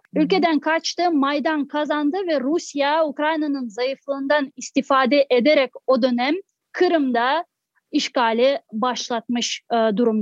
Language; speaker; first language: Turkish; non-native, fluent; Crimean Tatar